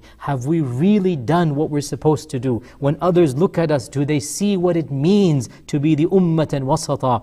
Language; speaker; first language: English; native; English